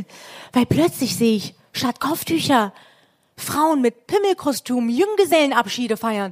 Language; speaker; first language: German; early bilingual, other home language; Persian